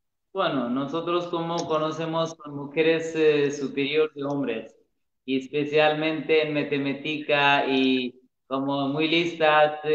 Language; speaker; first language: Spanish; non-native, learner; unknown